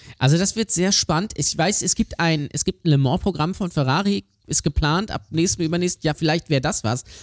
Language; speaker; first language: German; native; German